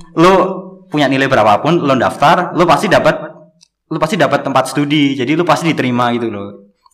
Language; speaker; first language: Indonesian; native; Indonesian